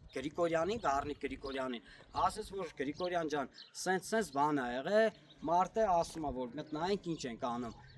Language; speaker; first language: Armenian; native; Armenian